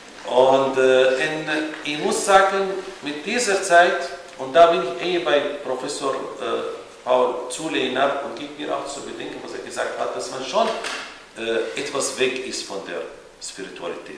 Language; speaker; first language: German; non-native, fluent; Arabic